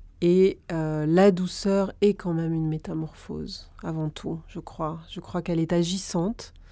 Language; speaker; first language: French; native; French